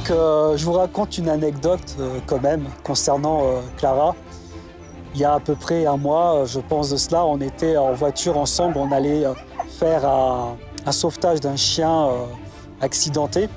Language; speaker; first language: French; native; French